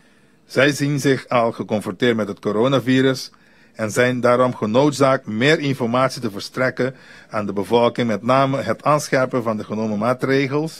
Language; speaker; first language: Dutch; native; Dutch